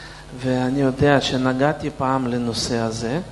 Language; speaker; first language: Hebrew; non-native, fluent; Russian